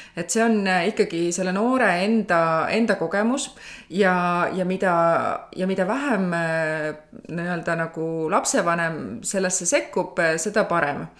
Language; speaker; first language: Estonian; native; Estonian